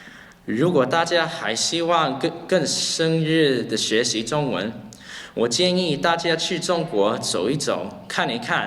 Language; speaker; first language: Chinese; non-native, learner; English